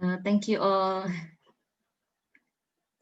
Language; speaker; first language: English; non-native, learner; Indonesian